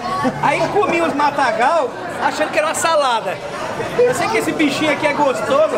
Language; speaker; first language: Portuguese; native; Portuguese